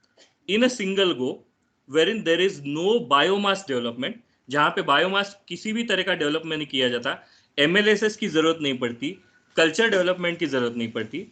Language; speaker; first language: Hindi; non-native, local second language; Marathi